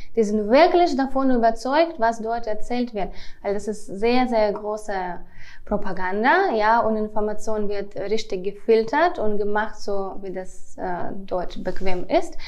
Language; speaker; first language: German; non-native, fluent; Russian